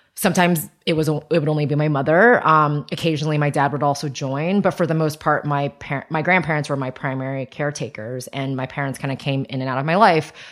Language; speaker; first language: English; early bilingual, other home language; Chinese